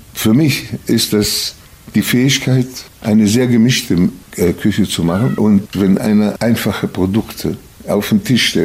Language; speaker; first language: German; non-native, fluent; Hebrew